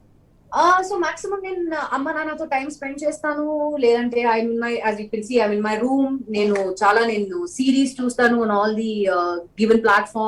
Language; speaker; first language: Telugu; non-native, local second language; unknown